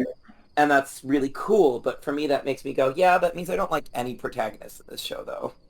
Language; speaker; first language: English; native; English